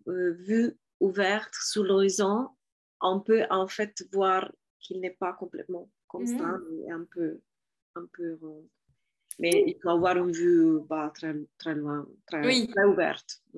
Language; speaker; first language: French; non-native, fluent; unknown